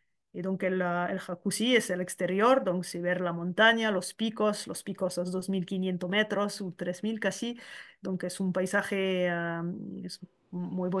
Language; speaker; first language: Spanish; non-native, learner; French